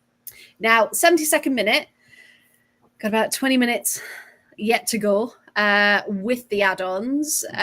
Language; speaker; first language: English; native; English